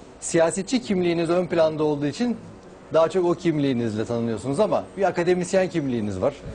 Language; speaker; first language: Turkish; native; Turkish